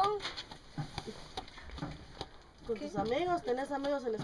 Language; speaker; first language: Spanish; native; Spanish